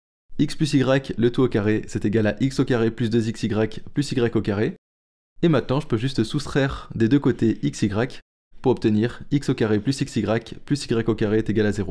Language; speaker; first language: French; native; French